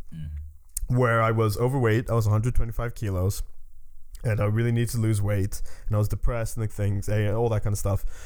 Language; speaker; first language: English; native; English